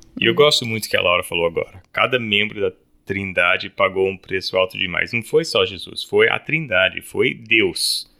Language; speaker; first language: Portuguese; early bilingual, other home language; English